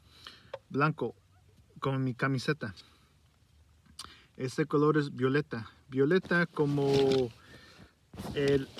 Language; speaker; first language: Spanish; early bilingual, heritage; Spanish